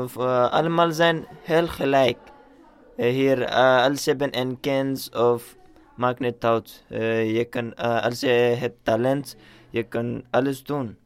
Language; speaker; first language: Dutch; non-native, learner; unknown